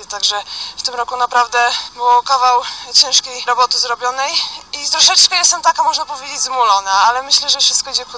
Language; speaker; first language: Polish; native; Polish